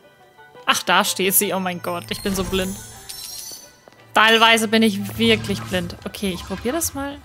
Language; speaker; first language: German; native; German